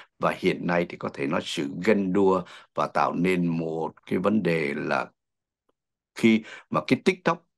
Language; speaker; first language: Vietnamese; native; Vietnamese